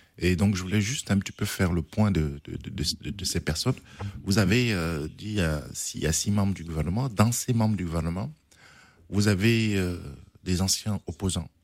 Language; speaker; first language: French; non-native, local second language; Arabic